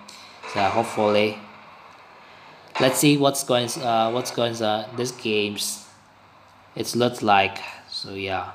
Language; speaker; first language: English; non-native, learner; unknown